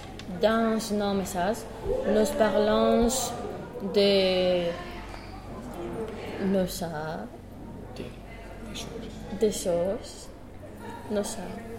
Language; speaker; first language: French; non-native, learner; Greek